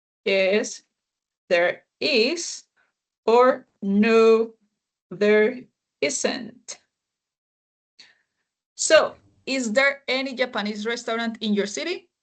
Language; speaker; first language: English; non-native, fluent; Spanish